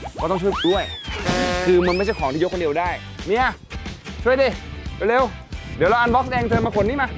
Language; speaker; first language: Thai; native; Thai